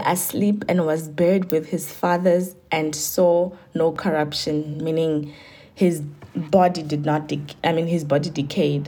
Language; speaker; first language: English; non-native, local second language; Tsonga